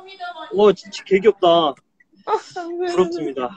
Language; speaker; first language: Korean; native; Korean